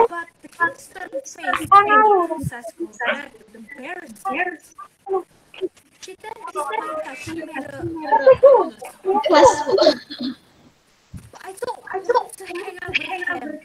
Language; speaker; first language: English; non-native, learner; Indonesian